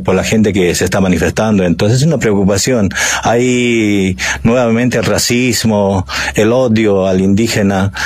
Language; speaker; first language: Spanish; non-native, local second language; Aymara